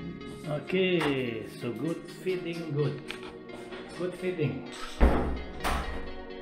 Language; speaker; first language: English; non-native, learner; French